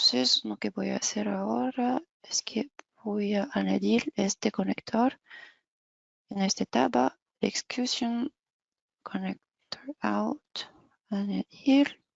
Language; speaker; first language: Spanish; non-native, fluent; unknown